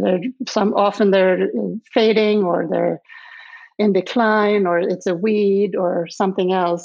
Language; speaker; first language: English; non-native, fluent; Swedish